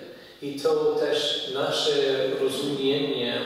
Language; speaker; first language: Polish; non-native, fluent; English